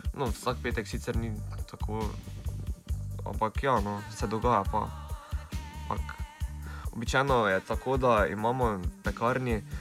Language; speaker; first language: Slovenian; native; Slovenian